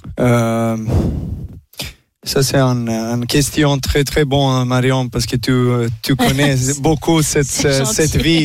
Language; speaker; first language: French; non-native, learner; Serbian